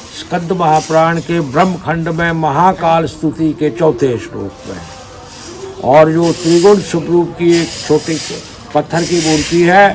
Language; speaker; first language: Hindi; native; Hindi